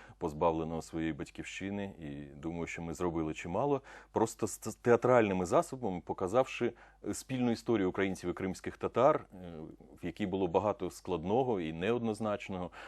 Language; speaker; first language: Ukrainian; non-native, local second language; Russian